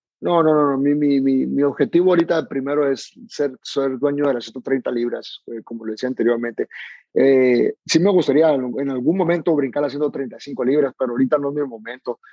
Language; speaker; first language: Spanish; native; Spanish